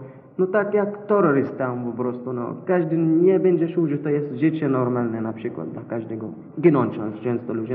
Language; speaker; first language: Polish; non-native, fluent; Arabic